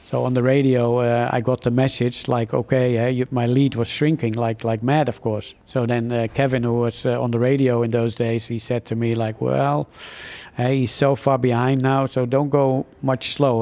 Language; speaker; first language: English; non-native, fluent; Dutch